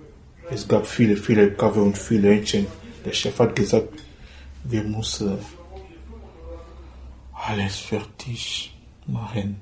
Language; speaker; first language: German; non-native, learner; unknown